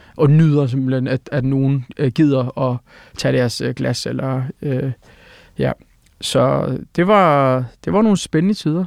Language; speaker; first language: Danish; early bilingual, other home language; Turkish